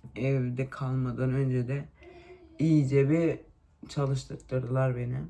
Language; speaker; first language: Turkish; early bilingual, heritage; Turkish